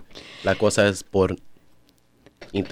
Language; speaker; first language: Spanish; early bilingual, other home language; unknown